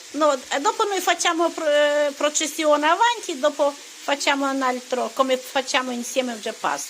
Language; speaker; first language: Italian; non-native, learner; Ukrainian